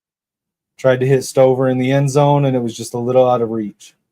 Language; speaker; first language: English; native; English